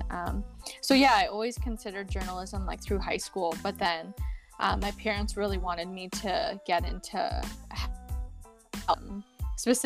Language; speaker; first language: English; native; English